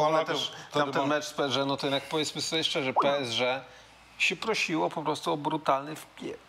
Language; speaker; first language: Polish; native; Polish